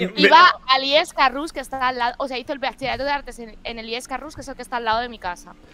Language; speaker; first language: Spanish; native; Spanish